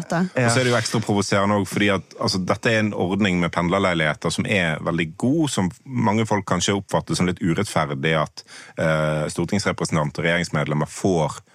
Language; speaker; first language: Norwegian; native; Norwegian